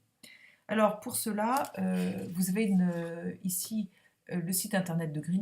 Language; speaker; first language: French; native; French